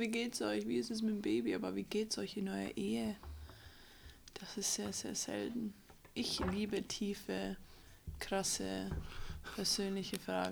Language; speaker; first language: German; non-native, fluent; English